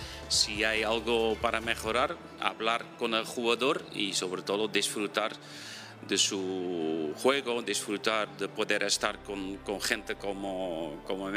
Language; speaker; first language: Spanish; non-native, fluent; Dutch